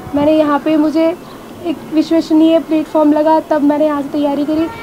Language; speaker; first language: Hindi; native; Hindi